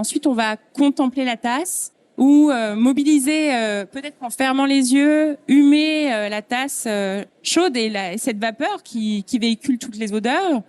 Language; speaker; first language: French; native; French